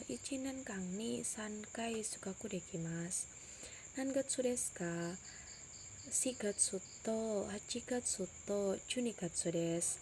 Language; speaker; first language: Japanese; non-native, learner; Indonesian